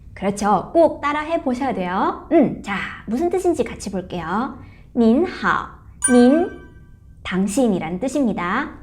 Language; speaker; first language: Korean; non-native, fluent; Chinese